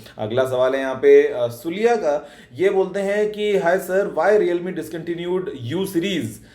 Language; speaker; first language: Hindi; native; Hindi